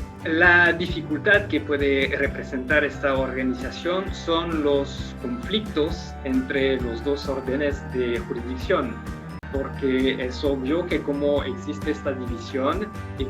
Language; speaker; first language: Spanish; non-native, fluent; French